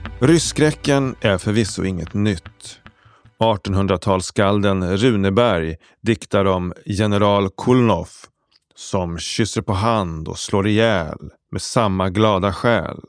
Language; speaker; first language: Swedish; native; Swedish